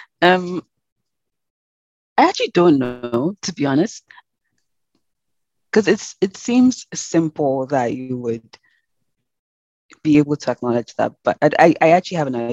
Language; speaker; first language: English; non-native, local second language; Yoruba